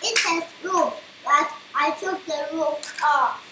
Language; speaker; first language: English; non-native, learner; Chinese